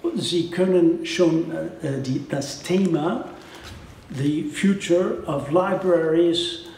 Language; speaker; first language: English; native; English